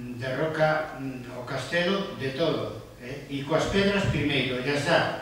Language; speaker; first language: Spanish; non-native, local second language; Galician